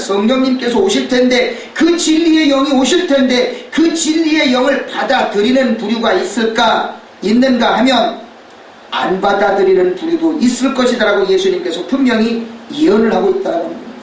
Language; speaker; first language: Korean; native; Korean